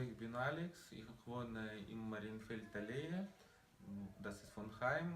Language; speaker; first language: German; non-native, learner; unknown